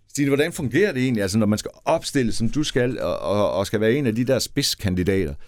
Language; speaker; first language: Danish; native; Danish